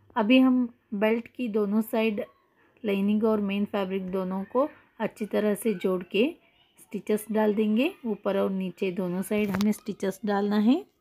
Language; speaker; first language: Hindi; non-native, local second language; Kannada